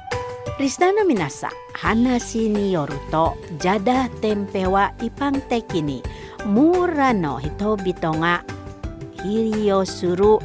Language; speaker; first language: Japanese; non-native, fluent; Indonesian